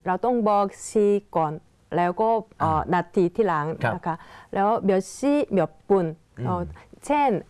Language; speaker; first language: Thai; non-native, fluent; Korean